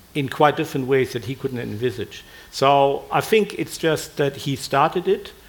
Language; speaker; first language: English; non-native, fluent; German